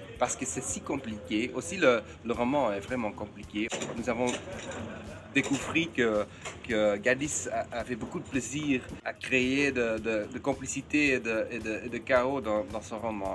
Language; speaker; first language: French; non-native, fluent; Dutch